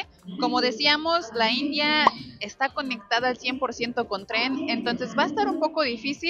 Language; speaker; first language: Spanish; native; Spanish